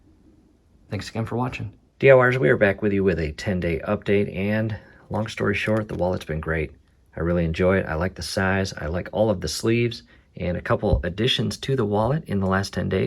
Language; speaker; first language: English; native; English